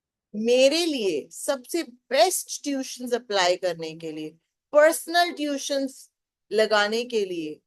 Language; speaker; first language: Hindi; native; Hindi